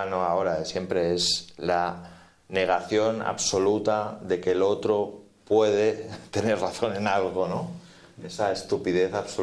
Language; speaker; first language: Spanish; native; Spanish